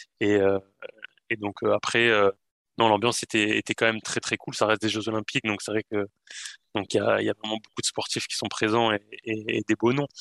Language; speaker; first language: French; native; French